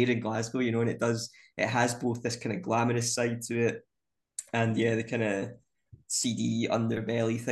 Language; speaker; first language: English; native; English